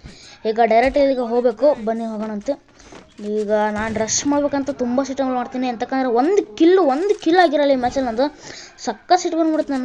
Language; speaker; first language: Kannada; native; Kannada